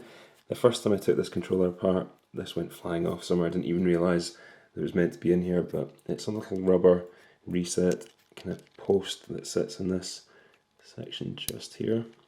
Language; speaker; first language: English; native; English